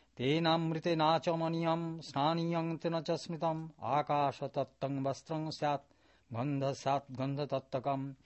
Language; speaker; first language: Japanese; non-native, learner; Bangla